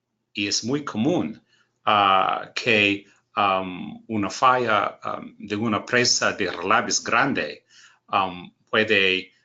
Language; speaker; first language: Spanish; non-native, learner; English